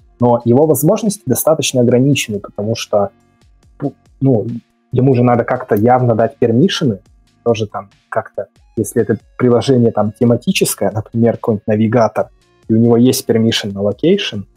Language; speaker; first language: Russian; native; Russian